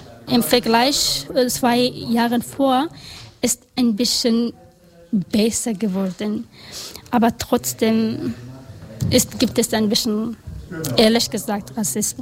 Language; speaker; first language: German; non-native, learner; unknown